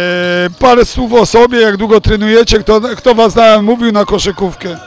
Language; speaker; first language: Polish; native; Polish